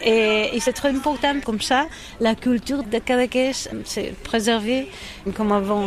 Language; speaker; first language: French; non-native, learner; Catalan